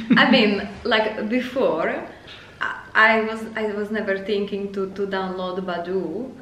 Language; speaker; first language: English; non-native, fluent; Czech